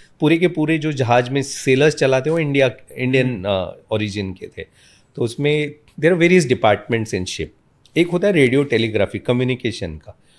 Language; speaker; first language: Hindi; non-native, local second language; Malayalam